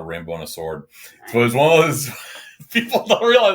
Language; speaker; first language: English; native; English